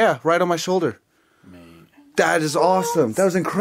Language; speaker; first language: English; native; English